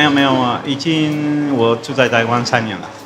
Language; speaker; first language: Chinese; non-native, learner; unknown